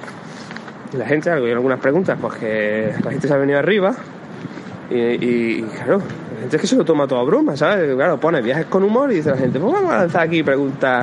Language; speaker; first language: Spanish; native; Spanish